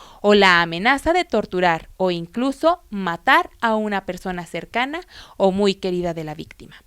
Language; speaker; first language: Spanish; native; Spanish